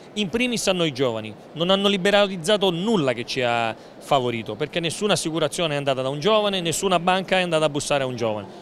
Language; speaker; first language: Italian; native; Italian